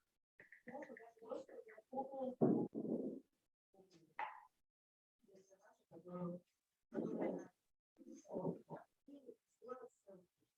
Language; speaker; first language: Russian; native; Russian